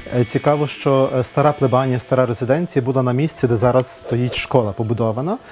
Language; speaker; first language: Ukrainian; native; Ukrainian